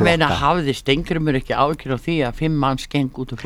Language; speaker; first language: Icelandic; native; Icelandic